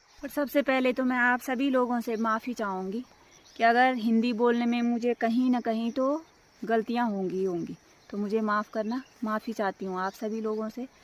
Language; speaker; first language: Hindi; non-native, local second language; Garhwali